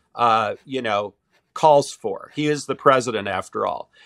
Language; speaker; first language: English; native; English